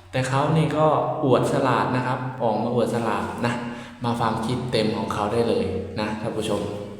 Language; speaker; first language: Thai; native; Thai